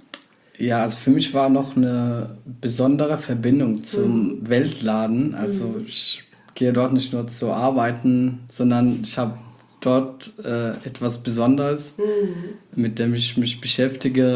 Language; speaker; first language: German; non-native, fluent; Arabic